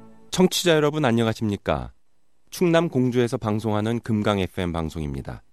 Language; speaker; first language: Korean; native; Korean